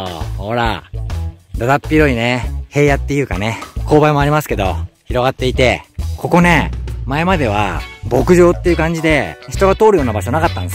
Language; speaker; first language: Japanese; native; Japanese